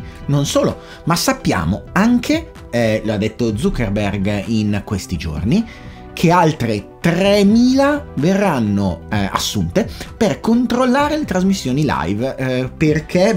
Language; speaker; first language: Italian; native; Italian